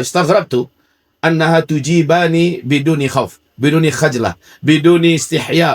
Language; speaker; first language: Arabic; non-native, fluent; Indonesian